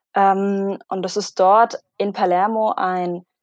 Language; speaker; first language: German; native; German